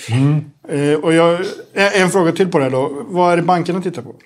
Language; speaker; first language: Swedish; native; Swedish